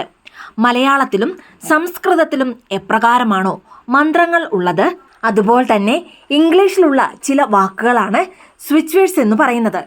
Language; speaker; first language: Malayalam; native; Malayalam